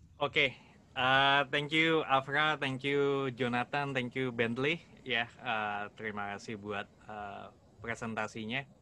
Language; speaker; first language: Indonesian; native; Indonesian